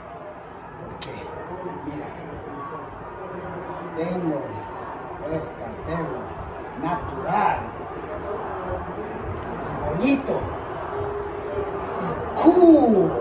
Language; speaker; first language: Spanish; early bilingual, heritage; English